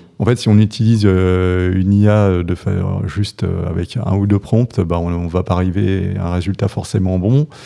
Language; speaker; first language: French; native; French